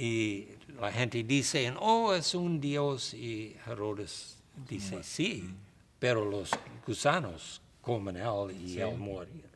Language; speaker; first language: Spanish; non-native, learner; English